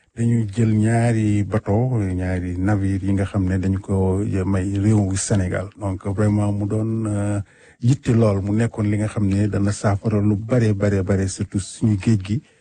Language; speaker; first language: Wolof; native; Wolof